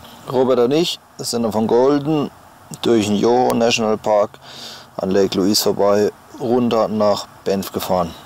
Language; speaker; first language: German; native; German